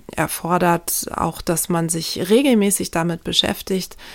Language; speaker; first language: German; early bilingual, other home language; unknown